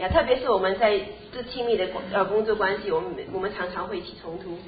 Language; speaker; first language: Chinese; native; Chinese